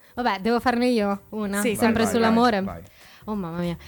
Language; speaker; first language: Italian; native; Italian